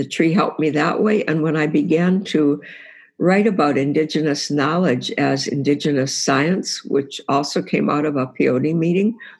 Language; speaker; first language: English; native; English